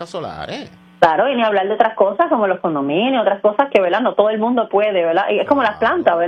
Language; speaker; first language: Spanish; native; Spanish